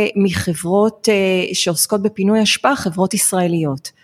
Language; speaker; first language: Hebrew; non-native, fluent; English